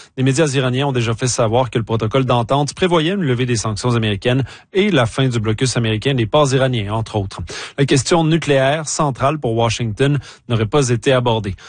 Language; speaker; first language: French; native; French